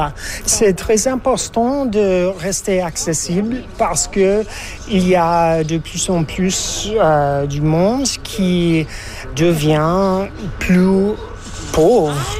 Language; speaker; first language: French; non-native, learner; English